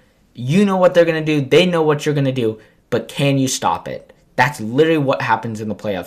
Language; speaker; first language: English; native; English